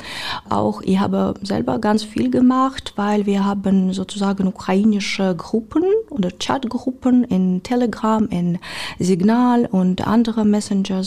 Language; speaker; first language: German; non-native, fluent; Ukrainian